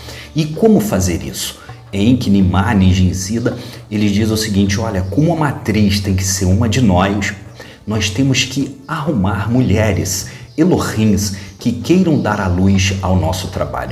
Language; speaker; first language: Portuguese; native; Portuguese